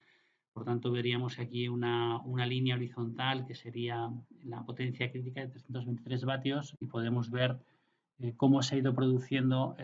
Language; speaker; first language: Spanish; native; Spanish